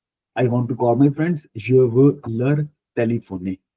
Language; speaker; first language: French; non-native, fluent; Punjabi